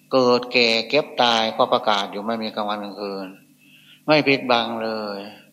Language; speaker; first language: Thai; non-native, local second language; Northeastern Thai